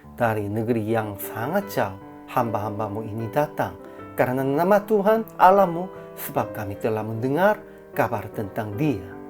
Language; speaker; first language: Indonesian; non-native, fluent; Korean